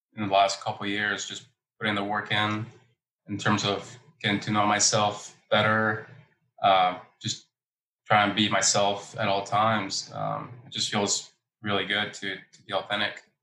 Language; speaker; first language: English; early bilingual, other home language; Spanish